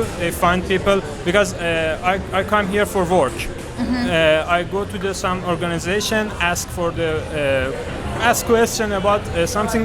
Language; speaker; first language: English; non-native, learner; Persian